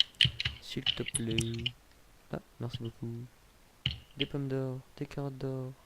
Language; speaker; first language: French; native; French